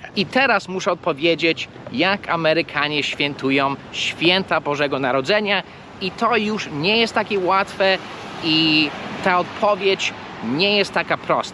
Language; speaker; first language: Polish; early bilingual, heritage; English